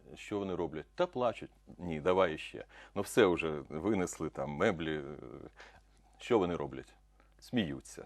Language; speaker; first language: Ukrainian; non-native, local second language; Russian